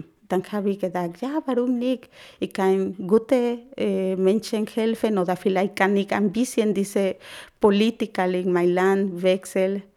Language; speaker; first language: German; non-native, learner; Spanish